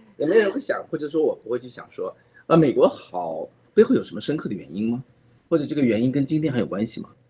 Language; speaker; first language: Chinese; native; Chinese